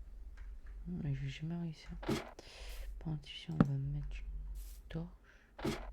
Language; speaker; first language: French; native; French